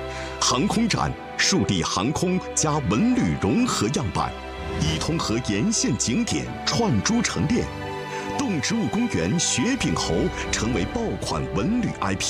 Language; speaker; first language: Chinese; native; Chinese